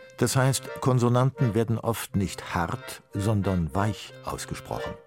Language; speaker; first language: German; native; German